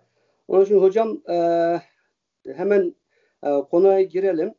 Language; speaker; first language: Turkish; early bilingual, heritage; Uyghur